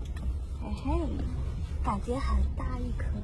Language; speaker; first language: Chinese; native; Chinese